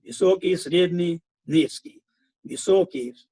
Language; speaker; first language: Russian; non-native, fluent; Hindi